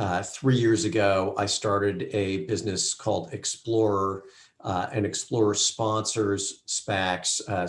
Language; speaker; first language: English; native; English